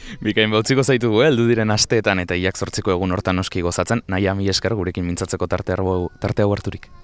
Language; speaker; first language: Basque; native; Basque